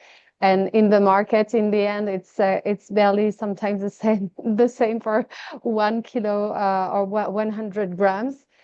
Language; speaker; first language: English; non-native, fluent; French